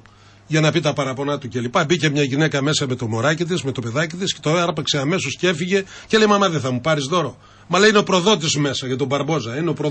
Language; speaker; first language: Greek; native; Greek